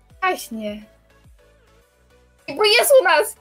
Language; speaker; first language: Polish; native; Polish